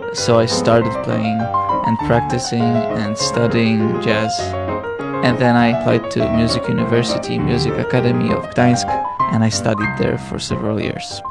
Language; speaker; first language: English; non-native, fluent; Polish